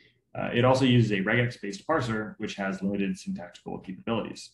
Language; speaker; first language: English; native; English